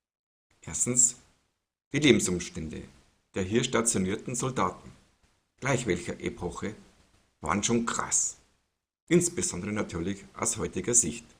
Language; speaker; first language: German; native; German